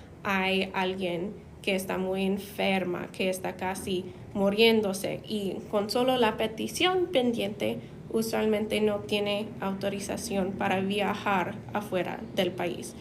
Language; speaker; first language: Spanish; non-native, fluent; English